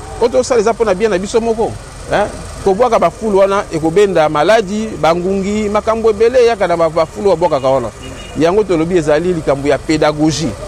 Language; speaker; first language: Lingala; native; Lingala